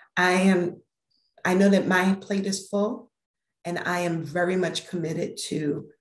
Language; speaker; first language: English; native; English